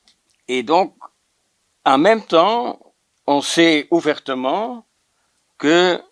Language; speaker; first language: French; non-native, local second language; Dutch